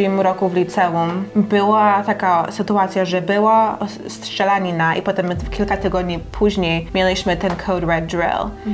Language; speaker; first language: Polish; early bilingual, heritage; Polish